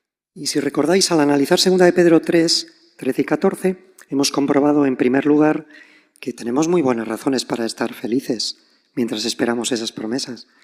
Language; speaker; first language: Spanish; native; Spanish